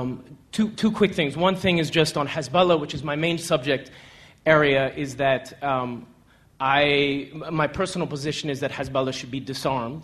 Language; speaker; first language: English; native; English